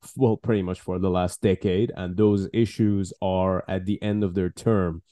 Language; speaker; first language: English; non-native, fluent; Persian